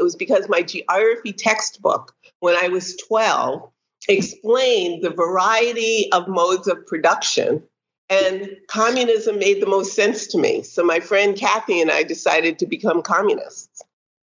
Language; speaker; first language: English; native; English